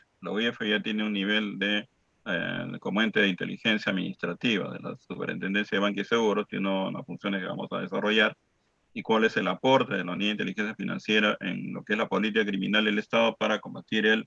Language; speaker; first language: Spanish; native; Spanish